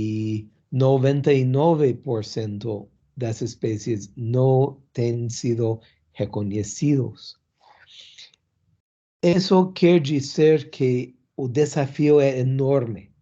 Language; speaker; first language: Portuguese; non-native, learner; English